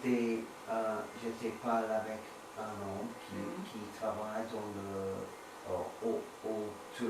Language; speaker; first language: French; non-native, learner; English